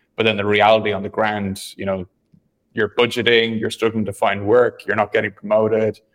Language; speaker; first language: English; native; English